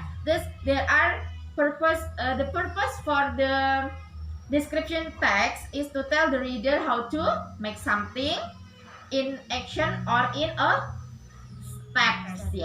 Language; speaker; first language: English; non-native, learner; Indonesian